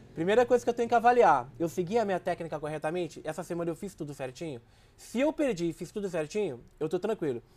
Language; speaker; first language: Portuguese; native; Portuguese